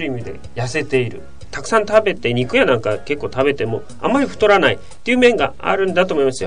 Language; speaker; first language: Japanese; native; Japanese